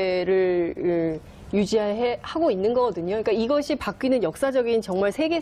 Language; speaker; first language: Korean; native; Korean